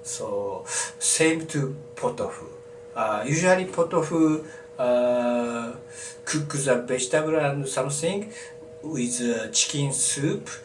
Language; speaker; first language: English; non-native, learner; Japanese